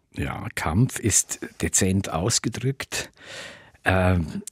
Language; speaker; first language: German; native; German